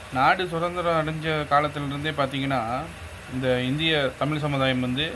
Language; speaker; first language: Tamil; early bilingual, heritage; Tamil